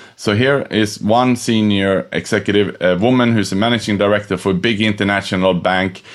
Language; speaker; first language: English; non-native, fluent; Swedish